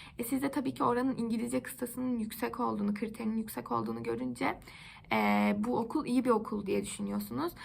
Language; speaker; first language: Turkish; native; Turkish